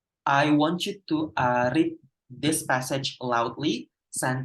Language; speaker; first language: English; non-native, fluent; Indonesian